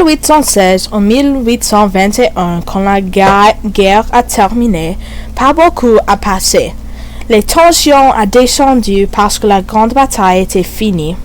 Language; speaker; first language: French; non-native, learner; English